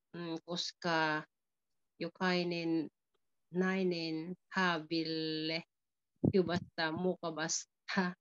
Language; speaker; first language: Finnish; non-native, learner; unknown